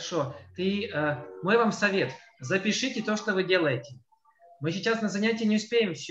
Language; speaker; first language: Russian; native; Russian